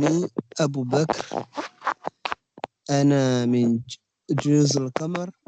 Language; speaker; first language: Arabic; non-native, learner; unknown